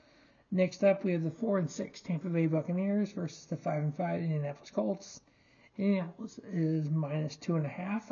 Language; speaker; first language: English; native; English